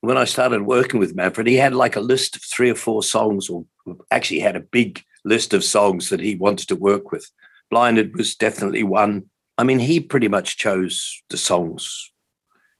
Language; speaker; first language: English; native; English